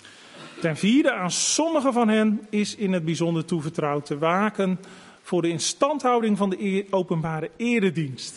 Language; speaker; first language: Dutch; native; Dutch